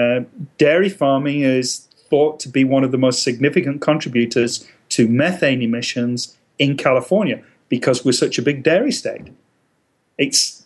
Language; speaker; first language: English; native; English